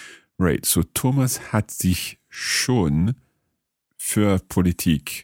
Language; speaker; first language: German; non-native, learner; English